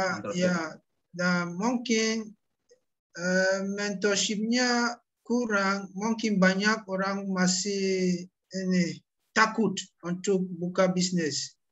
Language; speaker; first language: Indonesian; non-native, learner; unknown